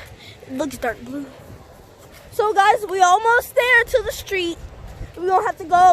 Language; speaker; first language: English; native; English